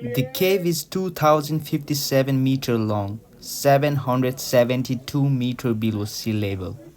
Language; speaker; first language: English; non-native, local second language; Nepali